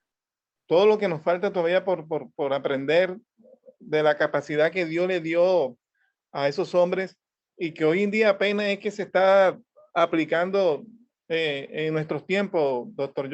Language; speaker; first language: Spanish; native; Spanish